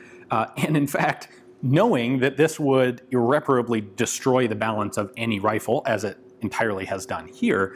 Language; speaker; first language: English; native; English